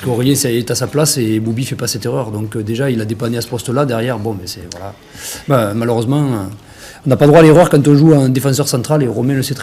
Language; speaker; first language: French; native; French